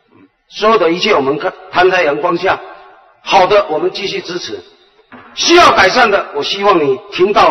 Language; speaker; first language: Chinese; native; Chinese